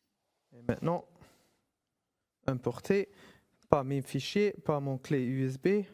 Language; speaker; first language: French; non-native, fluent; German